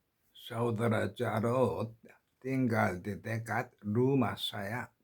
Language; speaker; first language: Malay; non-native, learner; Korean